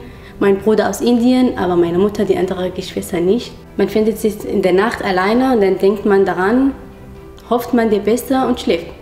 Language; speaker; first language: German; non-native, fluent; Arabic